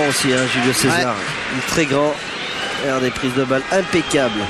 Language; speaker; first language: French; native; French